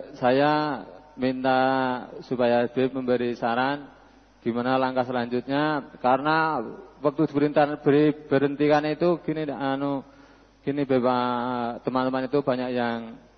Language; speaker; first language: Indonesian; non-native, local second language; Javanese